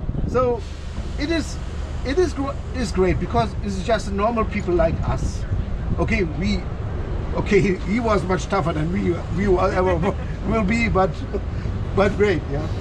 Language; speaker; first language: English; non-native, fluent; Portuguese